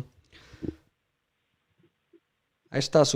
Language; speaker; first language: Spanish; early bilingual, heritage; Spanish